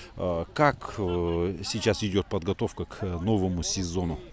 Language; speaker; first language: Russian; non-native, local second language; Kazakh